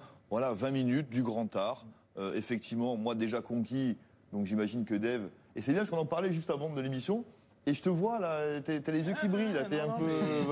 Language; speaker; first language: French; native; French